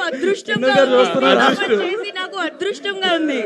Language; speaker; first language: Telugu; non-native, learner; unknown